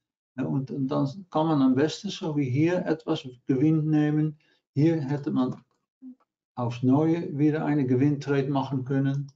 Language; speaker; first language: German; non-native, learner; Dutch